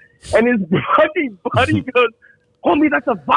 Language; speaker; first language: English; native; English